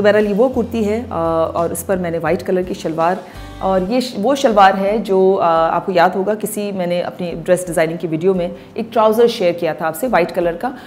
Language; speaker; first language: Urdu; native; Urdu